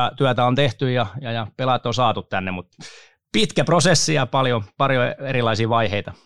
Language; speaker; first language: Finnish; native; Finnish